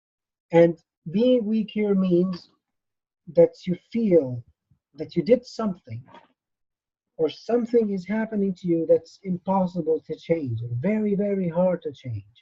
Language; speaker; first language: English; non-native, fluent; Arabic